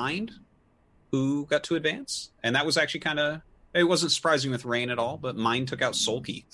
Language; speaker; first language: English; native; English